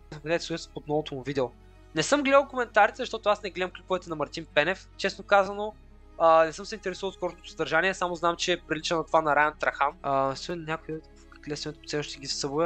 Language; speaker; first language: Bulgarian; native; Bulgarian